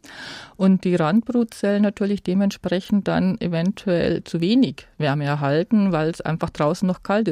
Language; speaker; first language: German; native; German